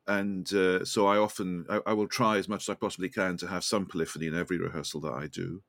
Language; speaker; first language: English; native; English